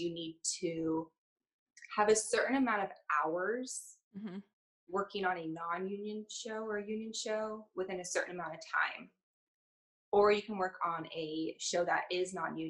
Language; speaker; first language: English; native; English